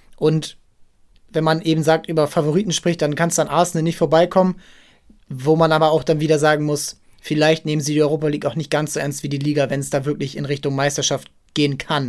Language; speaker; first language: German; native; German